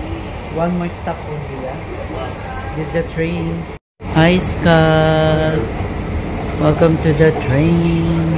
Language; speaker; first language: English; non-native, learner; Filipino